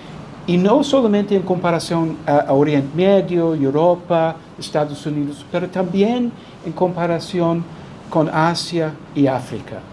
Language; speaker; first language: Spanish; non-native, fluent; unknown